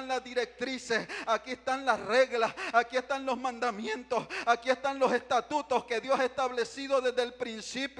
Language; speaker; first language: Spanish; native; Spanish